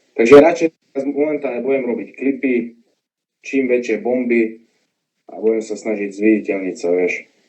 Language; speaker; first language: Slovak; non-native, local second language; Hungarian